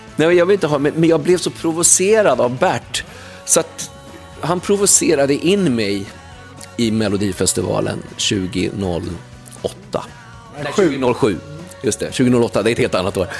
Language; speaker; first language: Swedish; native; Swedish